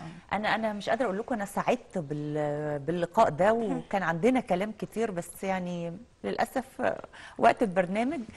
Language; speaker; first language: Arabic; native; Arabic